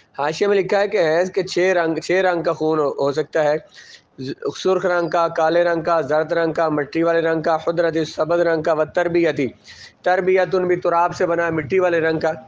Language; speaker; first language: Urdu; non-native, local second language; Punjabi